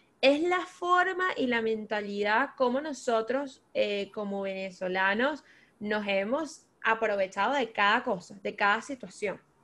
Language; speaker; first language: Spanish; native; Spanish